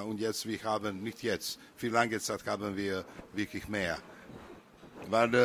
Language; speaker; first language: German; non-native, learner; Serbian